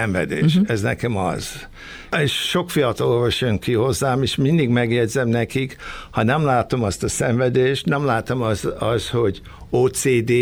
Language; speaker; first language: Hungarian; early bilingual, heritage; Hungarian